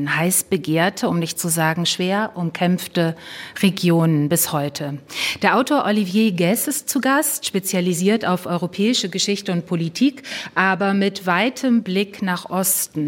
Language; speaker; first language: German; native; German